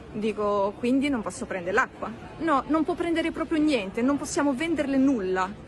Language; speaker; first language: Italian; non-native, fluent; Russian